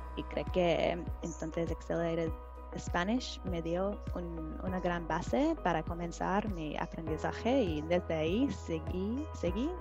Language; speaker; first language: Spanish; non-native, fluent; English